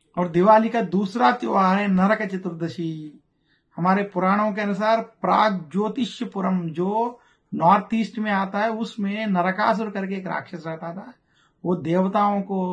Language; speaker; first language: Hindi; non-native, local second language; Telugu